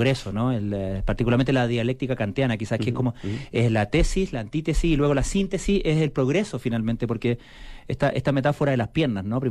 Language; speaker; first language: Spanish; native; Spanish